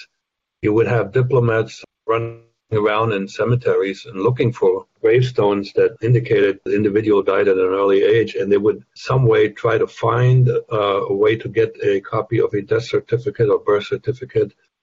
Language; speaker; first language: English; non-native, fluent; German